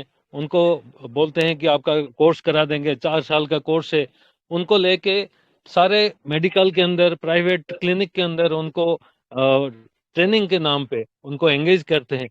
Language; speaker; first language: Hindi; non-native, local second language; Odia